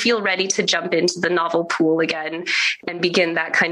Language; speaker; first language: English; native; English